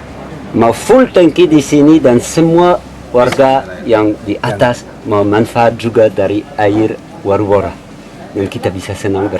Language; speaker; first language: Indonesian; non-native, learner; French